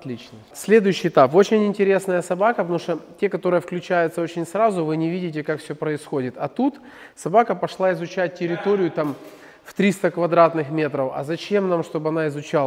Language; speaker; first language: Russian; native; Russian